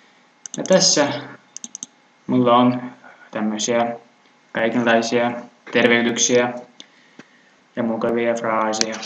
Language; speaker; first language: Finnish; non-native, fluent; Russian